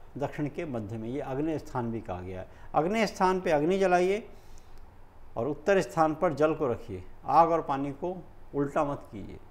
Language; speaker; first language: Hindi; native; Hindi